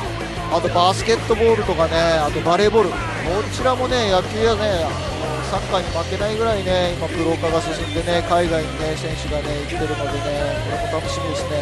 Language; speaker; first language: Japanese; native; Japanese